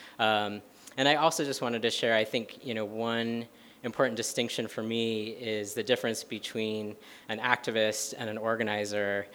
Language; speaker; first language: English; native; English